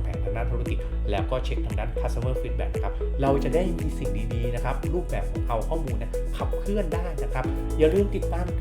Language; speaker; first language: Thai; native; Thai